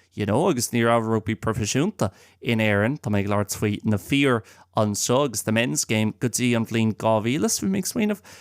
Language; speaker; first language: Irish; non-native, local second language; English